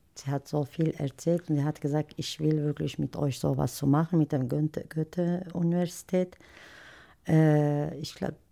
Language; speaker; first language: German; non-native, learner; Turkish